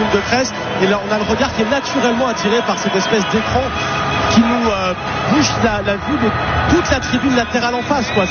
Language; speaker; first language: French; native; French